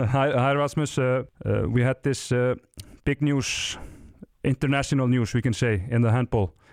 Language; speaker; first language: English; non-native, fluent; Icelandic